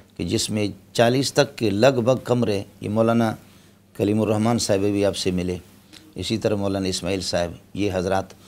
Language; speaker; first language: Urdu; non-native, local second language; Brahui